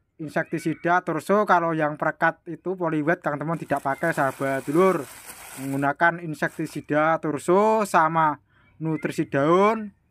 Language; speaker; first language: Indonesian; non-native, local second language; Javanese